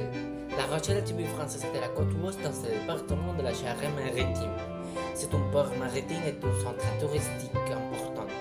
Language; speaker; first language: French; non-native, learner; Spanish